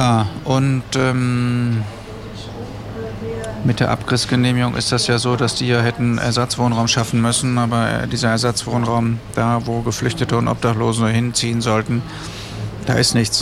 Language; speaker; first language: German; native; German